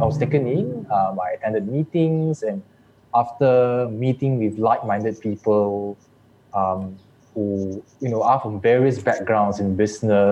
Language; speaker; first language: English; non-native, local second language; Chinese